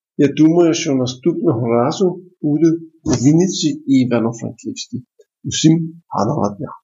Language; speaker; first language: Ukrainian; non-native, learner; Danish